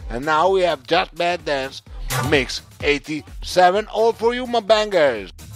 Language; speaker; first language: English; non-native, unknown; Italian